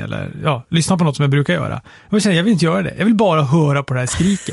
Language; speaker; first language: Swedish; native; Swedish